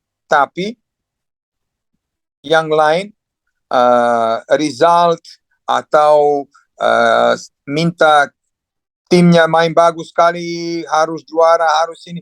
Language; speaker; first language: Indonesian; non-native, fluent; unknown